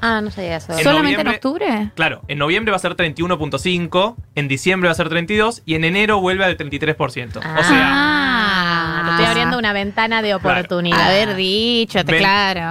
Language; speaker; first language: Spanish; native; Spanish